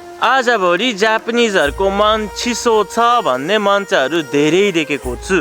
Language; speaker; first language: Nepali; non-native, fluent; Japanese